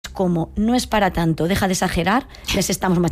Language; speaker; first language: Spanish; native; Spanish